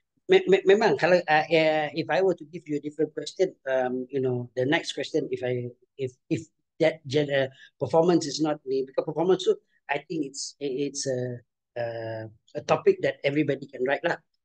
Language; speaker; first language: English; non-native, local second language; Malay